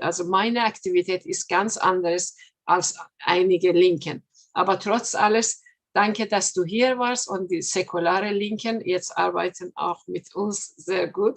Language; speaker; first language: German; non-native, fluent; Persian